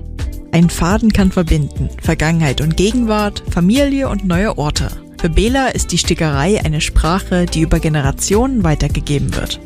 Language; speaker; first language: German; native; German